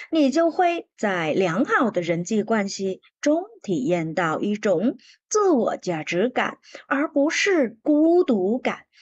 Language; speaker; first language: Chinese; non-native, fluent; Vietnamese